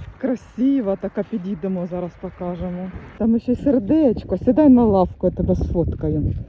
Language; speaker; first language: Ukrainian; native; Ukrainian